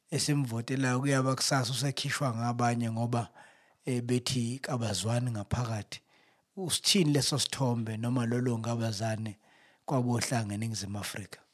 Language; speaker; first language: Zulu; native; Zulu